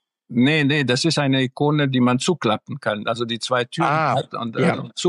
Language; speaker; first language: German; early bilingual, other home language; Greek